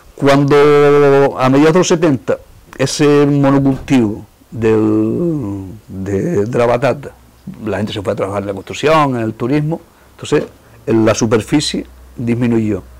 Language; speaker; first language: Spanish; native; Spanish